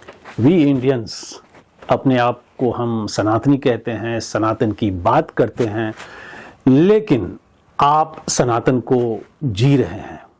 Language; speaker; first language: Hindi; native; Hindi